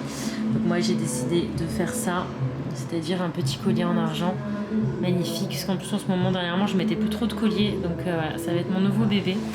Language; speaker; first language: French; native; French